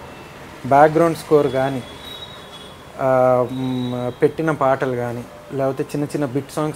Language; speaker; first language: Telugu; native; Telugu